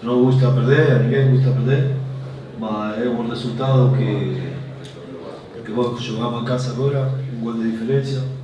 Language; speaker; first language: Portuguese; non-native, learner; Spanish